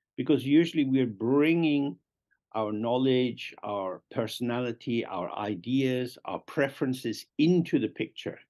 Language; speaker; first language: English; native; English